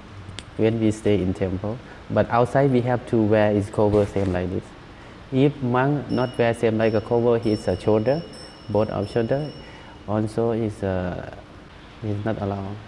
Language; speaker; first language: English; non-native, learner; Thai